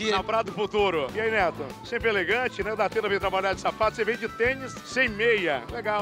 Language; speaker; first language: Portuguese; native; Portuguese